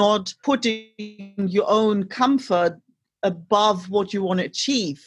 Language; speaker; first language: English; non-native, fluent; German